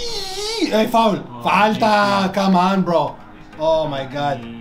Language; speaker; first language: English; non-native, learner; Arabic